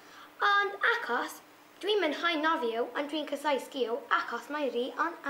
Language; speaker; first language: Welsh; non-native, learner; English